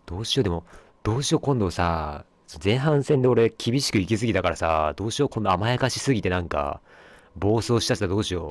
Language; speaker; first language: Japanese; native; Japanese